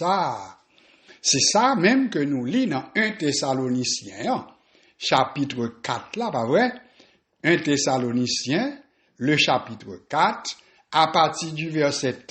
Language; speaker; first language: French; non-native, local second language; Haitian Creole